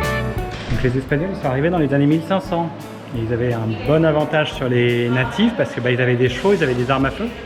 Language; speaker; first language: French; native; French